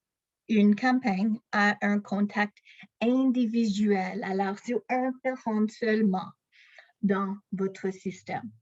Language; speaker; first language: French; non-native, local second language; English